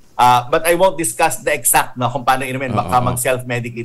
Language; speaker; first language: Filipino; native; Filipino